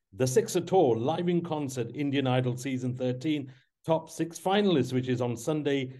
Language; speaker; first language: English; native; English